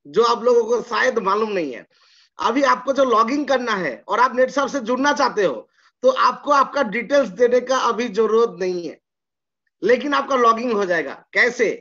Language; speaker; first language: Hindi; non-native, local second language; Bangla